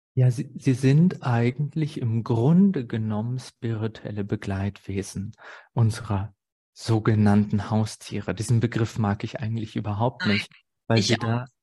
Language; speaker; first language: German; native; German